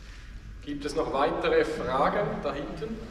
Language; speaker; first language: German; native; German